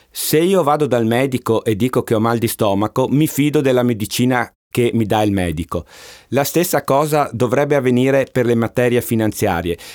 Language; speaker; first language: Italian; native; Italian